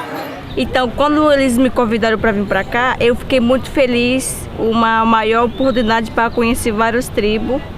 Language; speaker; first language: Portuguese; non-native, local second language; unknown